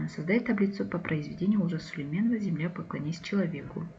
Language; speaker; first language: Russian; non-native, local second language; Kazakh